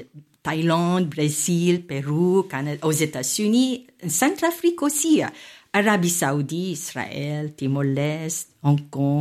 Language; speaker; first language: French; non-native, fluent; Filipino